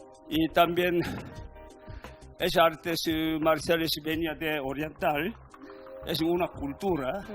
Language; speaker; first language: Spanish; non-native, learner; Korean